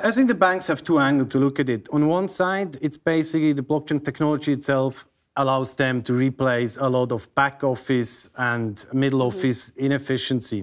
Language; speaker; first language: English; non-native, fluent; German